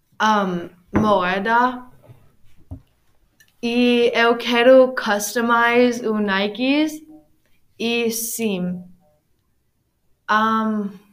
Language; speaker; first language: Portuguese; non-native, learner; English